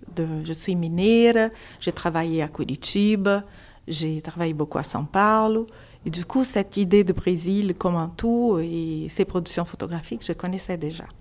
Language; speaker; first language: French; non-native, fluent; Portuguese